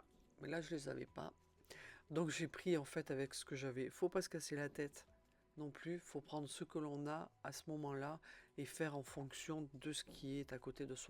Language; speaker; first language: French; native; French